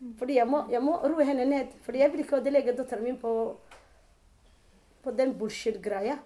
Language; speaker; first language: Norwegian; non-native, learner; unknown